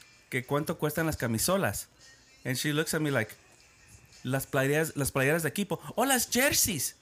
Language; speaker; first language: Spanish; early bilingual, heritage; Spanish